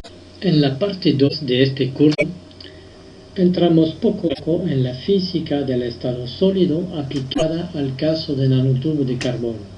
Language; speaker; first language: Spanish; non-native, fluent; French